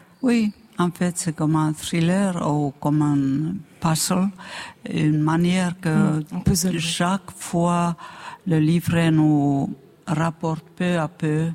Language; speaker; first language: French; non-native, fluent; Finnish